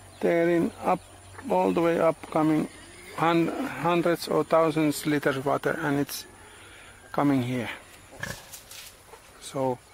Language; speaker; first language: English; non-native, learner; Finnish